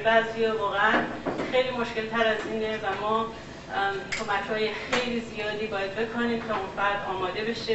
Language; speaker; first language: Persian; native; Persian